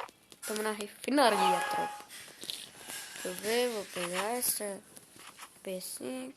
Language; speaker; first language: Portuguese; native; Portuguese